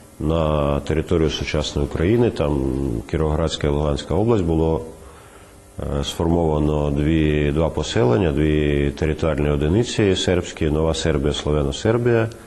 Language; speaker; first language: Ukrainian; native; Ukrainian